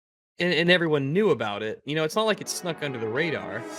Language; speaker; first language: English; native; English